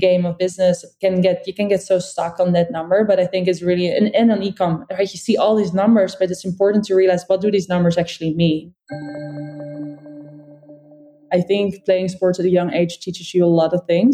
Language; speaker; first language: English; non-native, fluent; Dutch